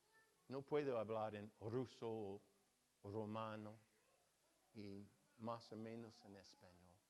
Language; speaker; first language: Spanish; non-native, fluent; English